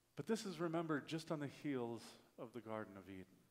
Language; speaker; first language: English; native; English